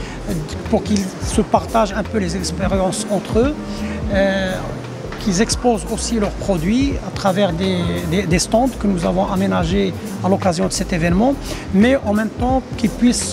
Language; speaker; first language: French; non-native, local second language; Arabic